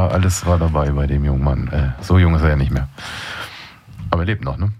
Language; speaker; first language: German; native; German